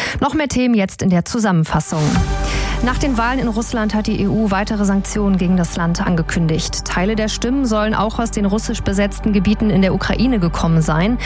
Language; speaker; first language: German; native; German